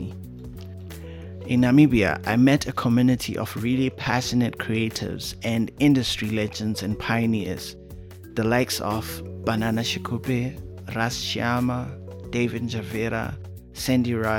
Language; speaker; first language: English; non-native, local second language; Shona